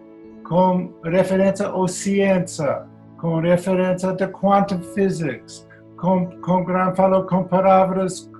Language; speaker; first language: Portuguese; non-native, learner; English